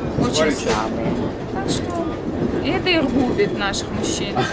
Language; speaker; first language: Russian; native; Russian